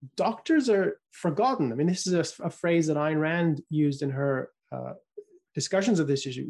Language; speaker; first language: English; native; English